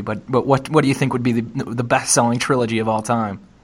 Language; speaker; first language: English; native; English